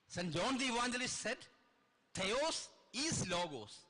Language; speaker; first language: English; non-native, local second language; Malayalam